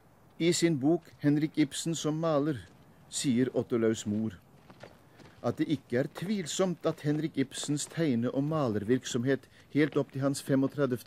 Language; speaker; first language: Norwegian; native; Norwegian